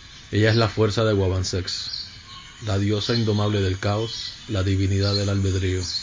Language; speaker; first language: Spanish; native; Spanish